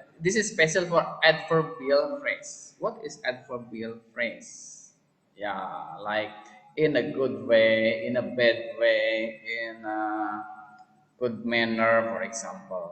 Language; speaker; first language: English; non-native, fluent; Indonesian